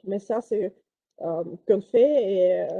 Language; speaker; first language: French; non-native, fluent; Ukrainian